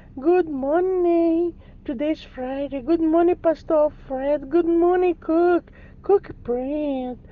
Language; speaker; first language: English; non-native, learner; Portuguese